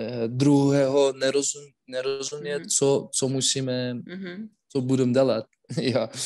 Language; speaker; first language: Czech; non-native, learner; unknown